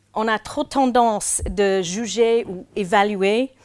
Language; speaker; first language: French; non-native, fluent; English